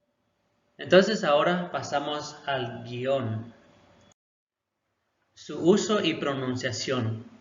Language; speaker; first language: Spanish; non-native, local second language; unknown